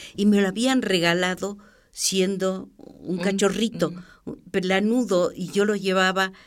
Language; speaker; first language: Spanish; native; Spanish